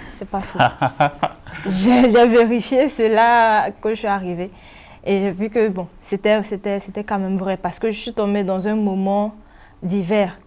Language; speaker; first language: French; non-native, local second language; Malagasy